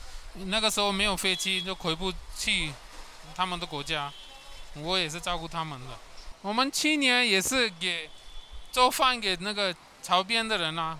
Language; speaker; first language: Chinese; non-native, learner; Hindi